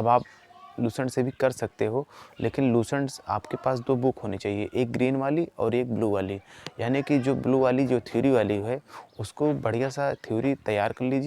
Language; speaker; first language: Hindi; native; Hindi